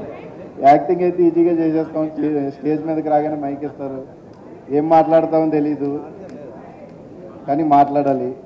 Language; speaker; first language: Telugu; native; Telugu